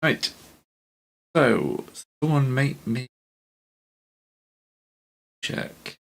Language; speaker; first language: English; native; English